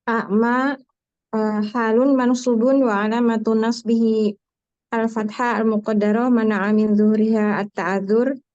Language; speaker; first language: Arabic; non-native, learner; Indonesian